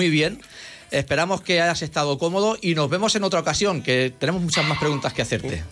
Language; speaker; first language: Spanish; native; Spanish